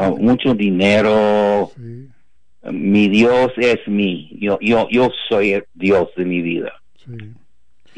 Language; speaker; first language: Spanish; non-native, fluent; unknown